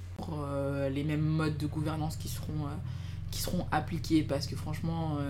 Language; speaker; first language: French; native; French